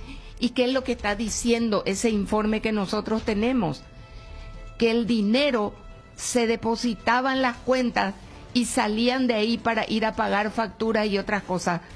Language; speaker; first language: Spanish; native; Spanish